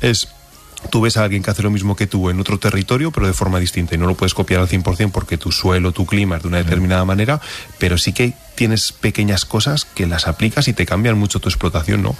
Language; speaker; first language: Spanish; native; Spanish